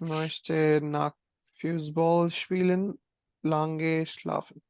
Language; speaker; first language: German; non-native, learner; Malayalam